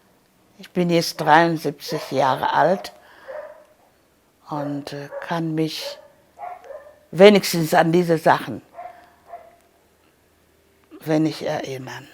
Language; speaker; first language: German; non-native, learner; Ganda